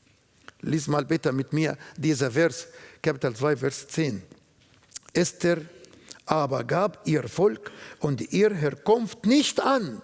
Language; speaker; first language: German; non-native, learner; Arabic